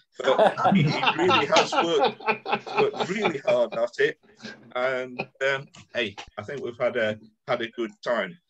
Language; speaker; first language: English; native; English